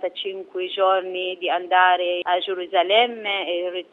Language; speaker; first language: Italian; non-native, fluent; Arabic